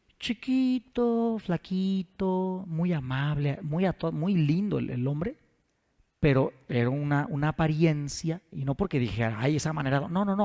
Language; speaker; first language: Spanish; native; Spanish